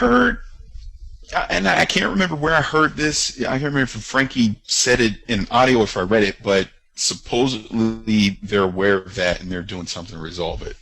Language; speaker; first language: English; native; English